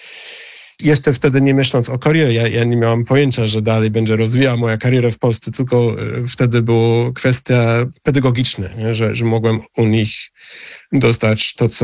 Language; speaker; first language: Polish; non-native, fluent; English